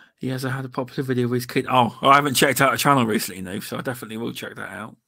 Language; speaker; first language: English; native; English